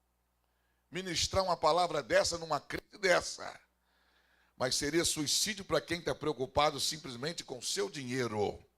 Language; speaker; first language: Portuguese; native; Portuguese